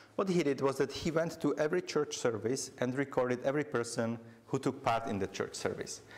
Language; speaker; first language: English; non-native, fluent; Czech